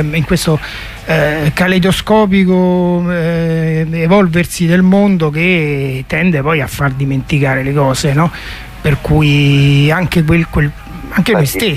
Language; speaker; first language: Italian; native; Italian